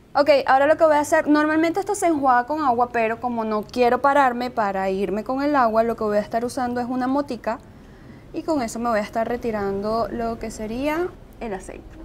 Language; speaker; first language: Spanish; native; Spanish